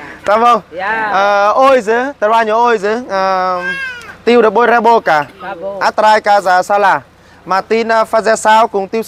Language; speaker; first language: Portuguese; non-native, learner; Vietnamese